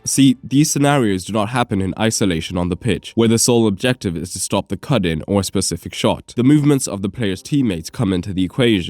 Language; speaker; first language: English; native; English